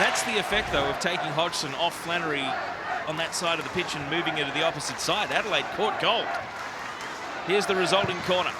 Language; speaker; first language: English; native; English